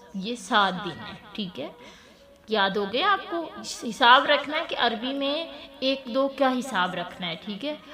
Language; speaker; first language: Urdu; native; Urdu